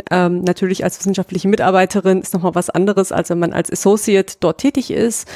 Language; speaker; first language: German; native; German